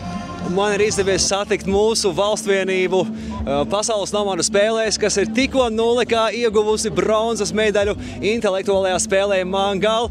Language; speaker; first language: Latvian; native; Latvian